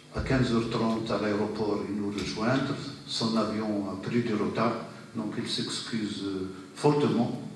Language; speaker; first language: French; non-native, local second language; Arabic